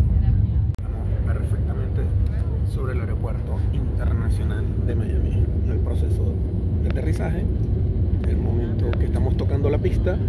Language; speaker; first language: Spanish; native; Spanish